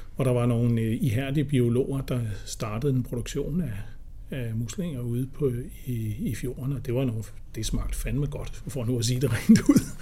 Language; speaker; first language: Danish; native; Danish